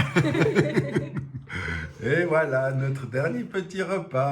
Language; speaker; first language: French; native; French